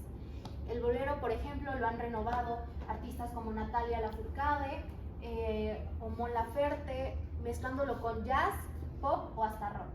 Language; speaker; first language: Spanish; native; Spanish